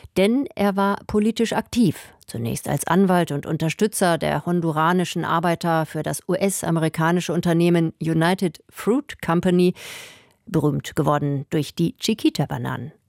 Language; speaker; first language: German; native; German